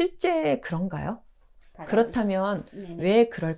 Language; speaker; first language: Korean; native; Korean